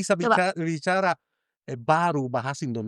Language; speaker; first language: Indonesian; non-native, learner; Spanish